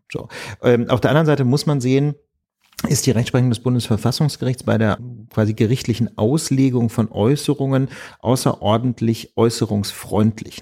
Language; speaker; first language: German; native; German